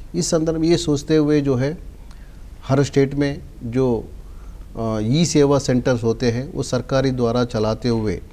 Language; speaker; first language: Hindi; non-native, local second language; Telugu